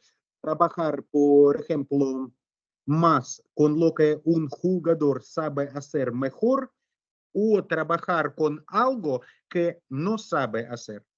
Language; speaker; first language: Spanish; non-native, learner; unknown